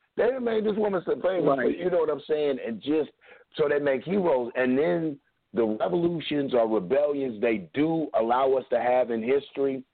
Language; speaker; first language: English; native; English